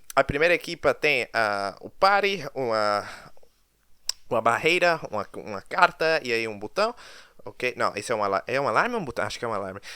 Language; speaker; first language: Portuguese; early bilingual, other home language; English